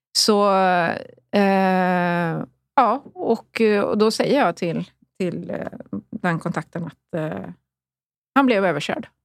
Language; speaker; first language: Swedish; early bilingual, other home language; Spanish